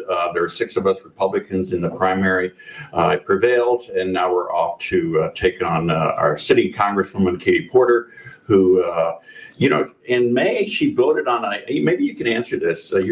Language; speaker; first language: English; native; English